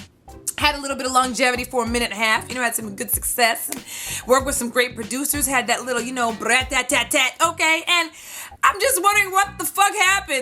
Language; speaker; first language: English; native; English